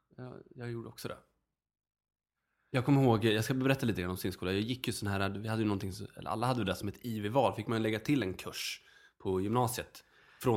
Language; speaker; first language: Swedish; native; Swedish